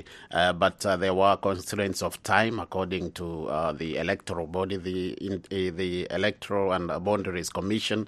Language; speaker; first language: English; non-native, local second language; Swahili